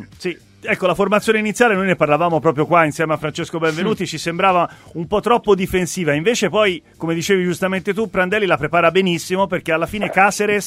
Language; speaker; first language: Italian; native; Italian